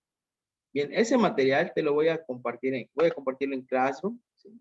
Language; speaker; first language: Spanish; native; Spanish